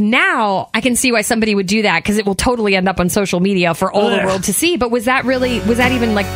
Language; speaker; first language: English; native; English